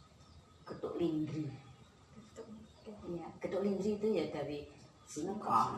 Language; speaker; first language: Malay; non-native, local second language; Javanese